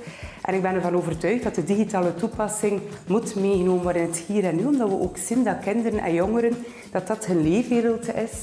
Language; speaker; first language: Dutch; native; Dutch